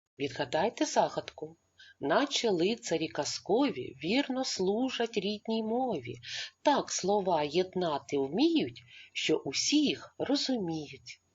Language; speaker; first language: Ukrainian; native; Ukrainian